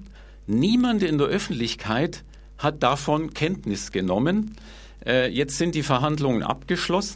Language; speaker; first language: German; native; German